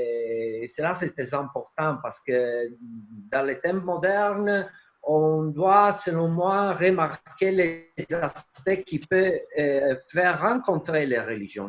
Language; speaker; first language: French; non-native, fluent; Italian